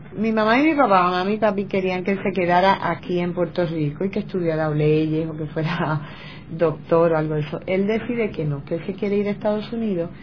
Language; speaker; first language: Spanish; native; Spanish